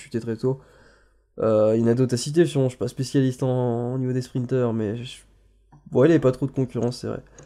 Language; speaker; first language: French; native; French